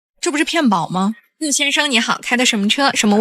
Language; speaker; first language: Chinese; native; Chinese